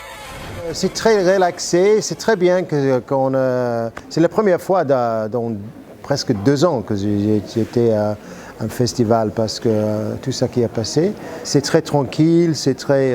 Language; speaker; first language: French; non-native, fluent; English